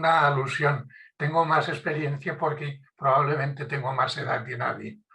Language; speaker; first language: Spanish; native; Spanish